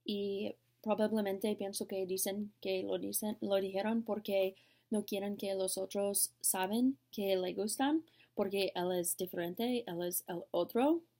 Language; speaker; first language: Spanish; non-native, learner; English